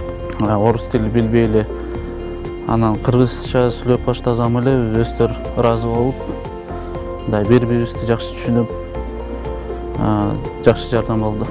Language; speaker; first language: Kyrgyz; non-native, local second language; Russian